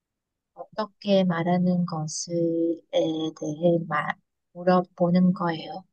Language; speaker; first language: Korean; non-native, learner; Vietnamese